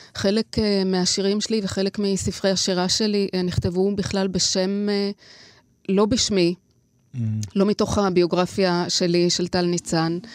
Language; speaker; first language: Hebrew; native; Hebrew